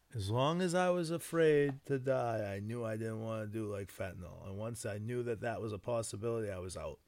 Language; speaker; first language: English; early bilingual, other home language; Italian